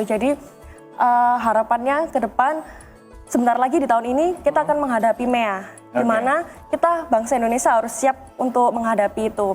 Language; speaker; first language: Indonesian; native; Indonesian